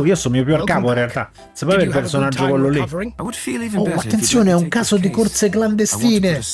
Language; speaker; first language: Italian; native; Italian